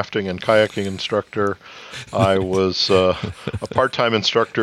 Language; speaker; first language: English; native; English